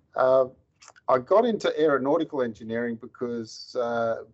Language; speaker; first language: English; native; English